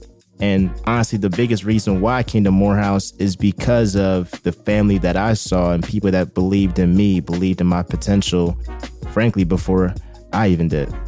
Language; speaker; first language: English; native; English